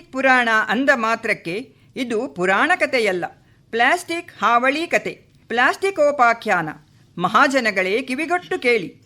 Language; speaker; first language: Kannada; native; Kannada